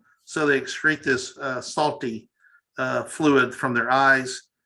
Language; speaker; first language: English; native; English